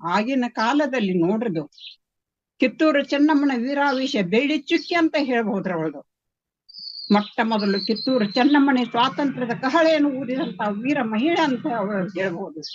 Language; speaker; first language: Kannada; native; Kannada